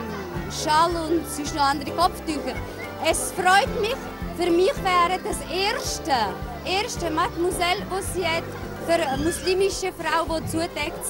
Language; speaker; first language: German; early bilingual, other home language; Turkish